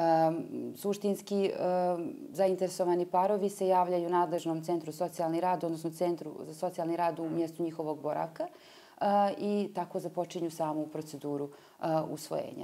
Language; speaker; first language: Croatian; native; Croatian